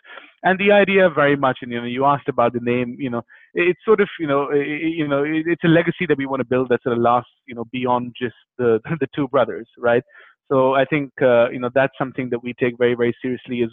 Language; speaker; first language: English; non-native, local second language; Hindi